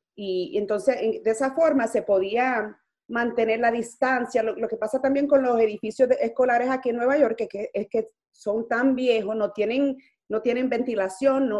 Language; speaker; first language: Spanish; early bilingual, heritage; Spanish